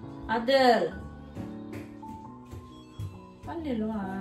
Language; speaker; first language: Korean; non-native, local second language; Filipino